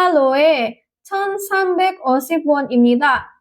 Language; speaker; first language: Korean; non-native, fluent; Indonesian